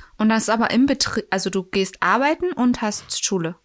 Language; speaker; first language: German; native; German